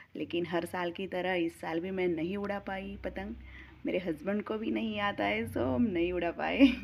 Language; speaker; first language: Hindi; non-native, local second language; Marathi